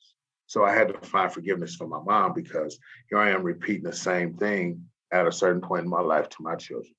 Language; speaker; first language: English; native; English